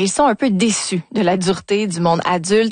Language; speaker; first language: French; native; French